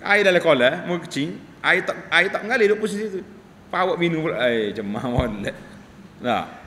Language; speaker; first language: Malay; native; Malay